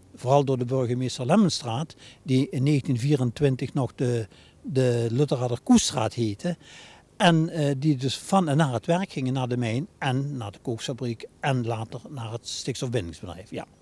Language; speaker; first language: Dutch; native; Dutch